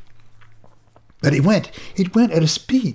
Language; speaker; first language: English; native; English